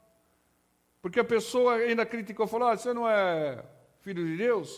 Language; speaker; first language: Portuguese; native; Portuguese